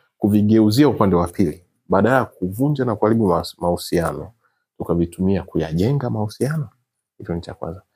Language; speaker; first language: Swahili; native; Swahili